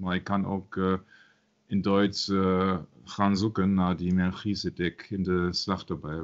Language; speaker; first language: Dutch; non-native, learner; German